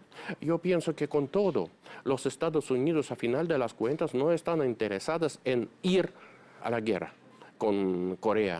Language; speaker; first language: Spanish; non-native, fluent; Russian